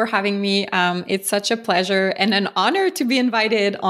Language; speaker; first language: English; non-native, fluent; French